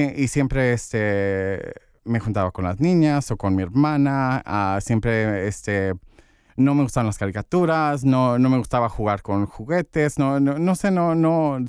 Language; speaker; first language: Spanish; early bilingual, heritage; Spanish